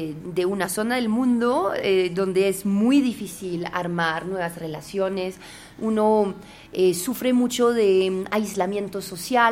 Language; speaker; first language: Spanish; non-native, fluent; French